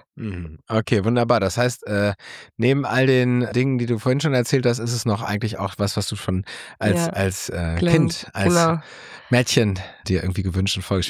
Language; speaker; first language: German; native; German